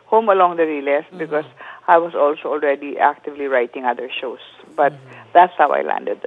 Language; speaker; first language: English; non-native, local second language; Filipino